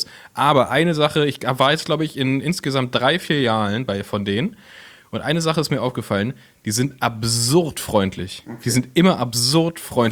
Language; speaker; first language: German; native; German